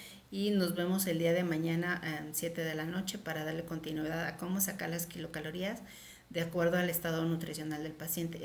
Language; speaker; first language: Spanish; native; Spanish